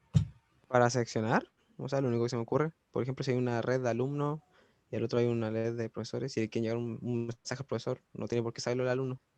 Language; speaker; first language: Spanish; native; Spanish